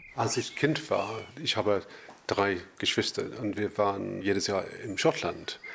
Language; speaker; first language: German; non-native, learner; English